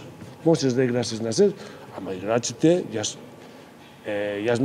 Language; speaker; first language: Macedonian; non-native, learner; Spanish